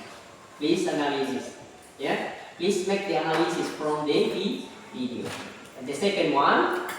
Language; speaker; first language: English; non-native, learner; Indonesian